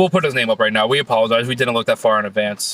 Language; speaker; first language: English; native; English